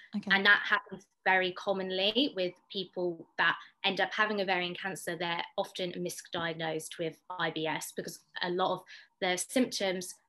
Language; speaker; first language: English; native; English